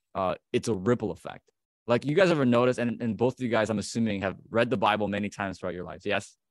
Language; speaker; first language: English; native; English